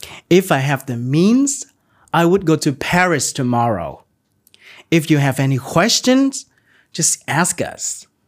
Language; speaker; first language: English; non-native, fluent; Vietnamese